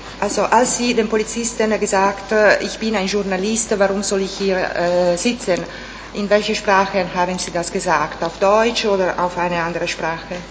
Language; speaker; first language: German; non-native, fluent; Italian